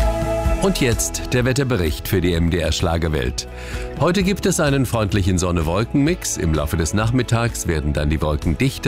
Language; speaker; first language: German; native; German